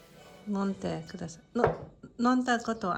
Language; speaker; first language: Japanese; non-native, learner; English